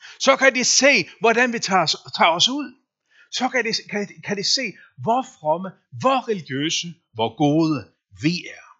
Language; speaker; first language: Danish; non-native, local second language; Faroese